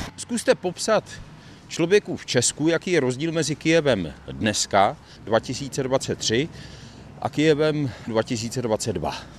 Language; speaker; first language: Czech; native; Czech